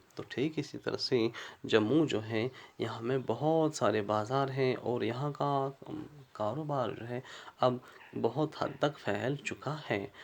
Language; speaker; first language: Urdu; non-native, local second language; Kashmiri